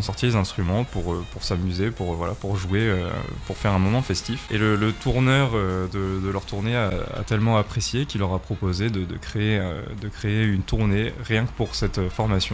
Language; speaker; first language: French; native; French